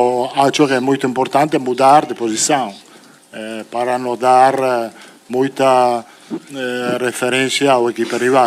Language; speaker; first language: Portuguese; non-native, fluent; Italian